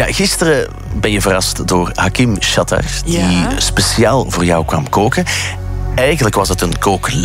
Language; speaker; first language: Dutch; native; Dutch